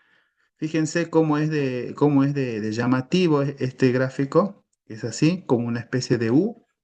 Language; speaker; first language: Spanish; native; Spanish